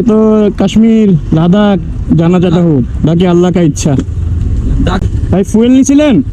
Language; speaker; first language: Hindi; non-native, learner; Bangla